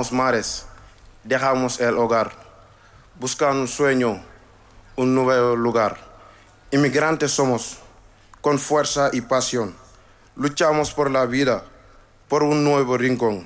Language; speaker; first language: Spanish; non-native, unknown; Wolof